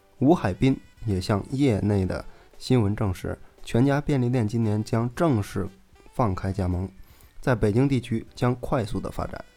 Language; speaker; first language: Chinese; native; Chinese